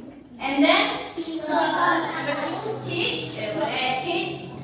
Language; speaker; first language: English; non-native, learner; Indonesian